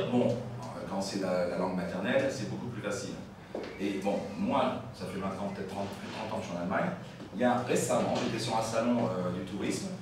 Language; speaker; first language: French; native; French